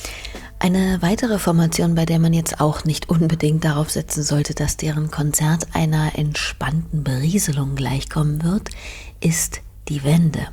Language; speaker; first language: German; native; German